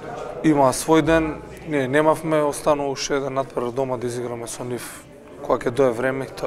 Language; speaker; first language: Macedonian; native; Macedonian